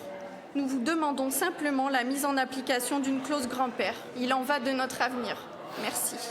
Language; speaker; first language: French; native; French